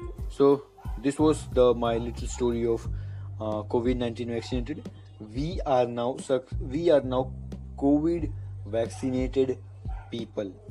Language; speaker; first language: English; non-native, local second language; Hindi